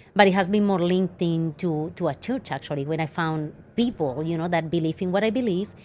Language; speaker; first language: English; non-native, fluent; Spanish